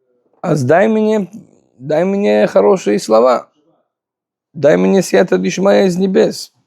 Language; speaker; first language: Russian; non-native, fluent; Hebrew